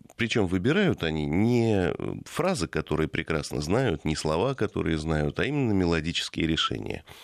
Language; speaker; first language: Russian; native; Russian